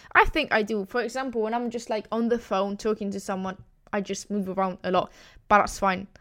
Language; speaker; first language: English; non-native, fluent; Italian